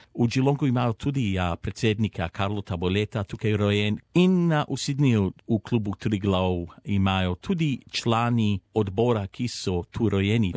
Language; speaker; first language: Slovenian; early bilingual, heritage; Slovenian